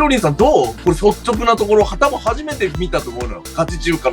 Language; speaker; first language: Japanese; native; Japanese